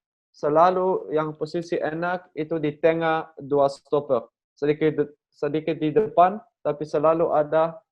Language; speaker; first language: Indonesian; non-native, learner; Dutch